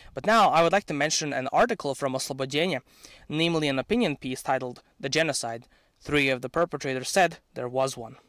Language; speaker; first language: English; non-native, fluent; Serbian